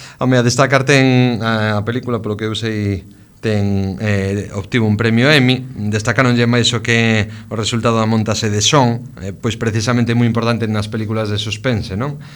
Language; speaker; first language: Galician; non-native, local second language; Spanish